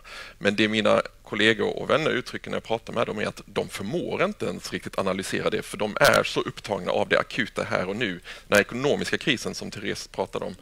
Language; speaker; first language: Swedish; native; Swedish